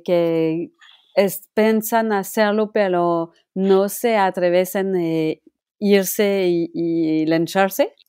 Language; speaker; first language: Spanish; non-native, local second language; French